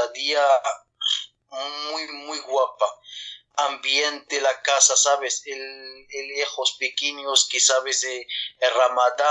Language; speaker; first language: Spanish; non-native, learner; Arabic